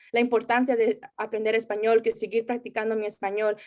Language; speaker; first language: Spanish; early bilingual, heritage; Spanish